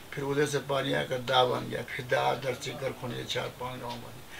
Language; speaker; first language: Hindi; native; Hindi